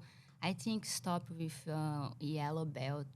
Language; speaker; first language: English; non-native, learner; Portuguese